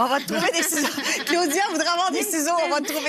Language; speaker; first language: French; native; French